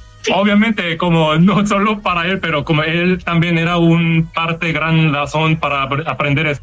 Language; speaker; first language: Spanish; non-native, learner; Korean